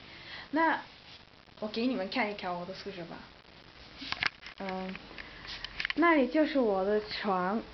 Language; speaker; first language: Chinese; non-native, learner; Dutch